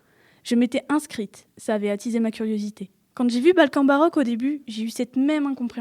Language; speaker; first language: French; native; French